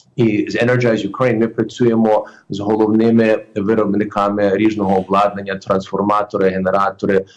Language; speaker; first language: Ukrainian; early bilingual, heritage; Ukrainian